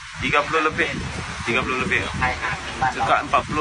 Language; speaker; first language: Indonesian; non-native, learner; Thai